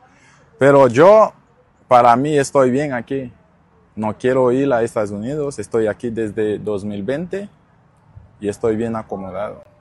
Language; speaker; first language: Spanish; non-native, learner; Haitian Creole